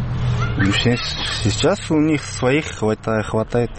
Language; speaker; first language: Russian; non-native, learner; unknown